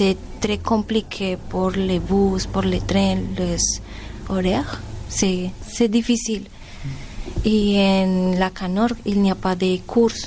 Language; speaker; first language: French; non-native, learner; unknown